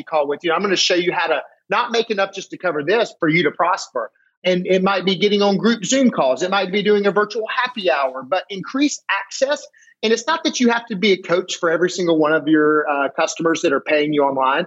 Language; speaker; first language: English; native; English